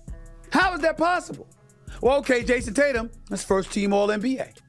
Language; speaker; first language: English; native; English